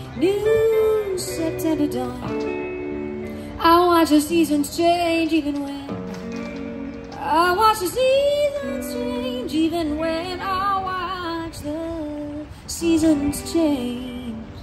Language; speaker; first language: English; native; English